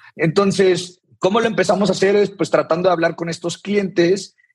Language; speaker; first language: Spanish; native; Spanish